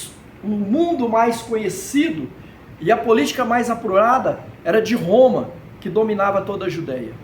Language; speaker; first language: Portuguese; native; Portuguese